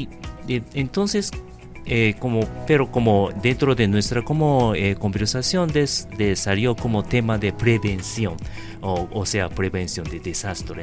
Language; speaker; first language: Spanish; non-native, fluent; Japanese